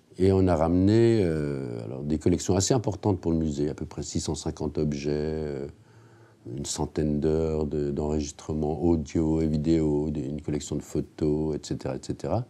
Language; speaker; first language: French; native; French